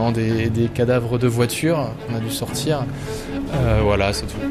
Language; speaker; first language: French; native; French